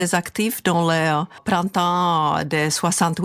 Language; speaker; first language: French; non-native, fluent; Czech